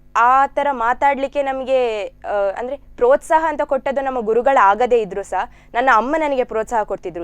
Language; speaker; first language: Kannada; non-native, local second language; Tulu